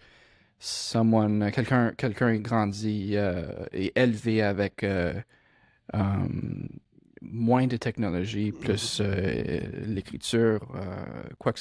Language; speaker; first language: French; non-native, local second language; English